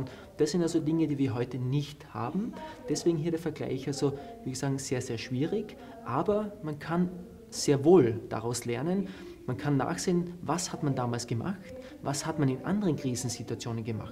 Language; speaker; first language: German; native; German